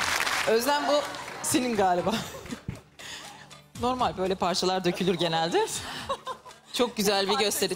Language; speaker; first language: Turkish; native; Turkish